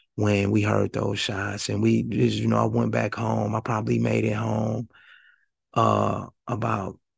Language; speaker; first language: English; native; English